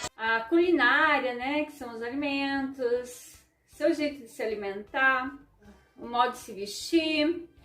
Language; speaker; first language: Portuguese; non-native, local second language; Ukrainian